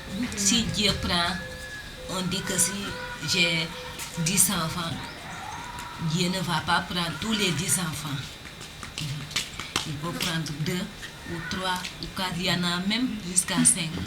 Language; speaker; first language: French; non-native, learner; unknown